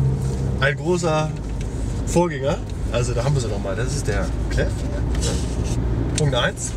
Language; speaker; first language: German; native; German